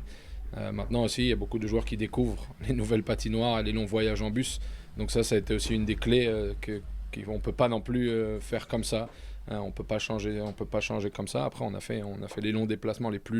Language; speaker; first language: French; native; French